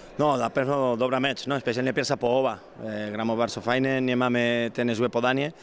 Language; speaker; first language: Polish; non-native, learner; Spanish